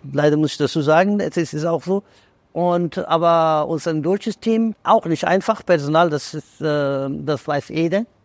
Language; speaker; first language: German; non-native, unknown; Persian